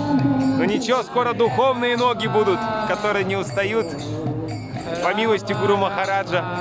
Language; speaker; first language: Russian; native; Russian